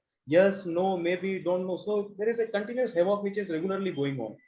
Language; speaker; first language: English; non-native, local second language; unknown